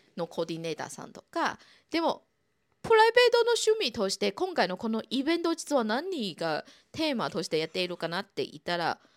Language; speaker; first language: Japanese; non-native, fluent; Chinese